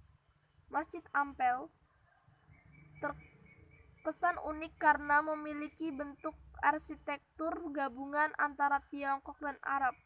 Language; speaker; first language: Indonesian; native; Indonesian